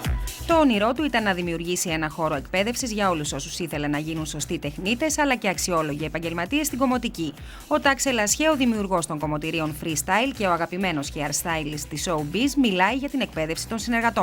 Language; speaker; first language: Greek; native; Greek